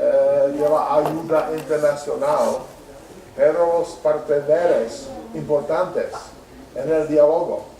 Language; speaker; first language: Spanish; non-native, learner; Czech